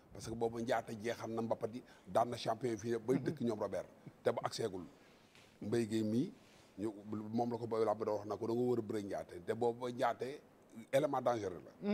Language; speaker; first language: Wolof; native; Wolof